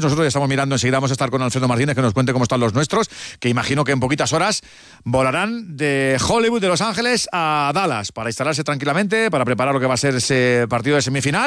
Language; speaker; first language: Spanish; native; Spanish